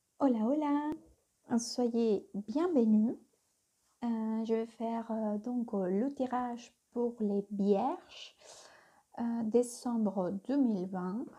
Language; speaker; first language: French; non-native, fluent; Spanish